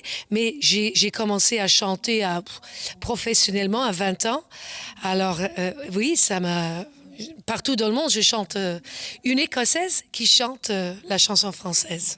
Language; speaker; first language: French; non-native, fluent; English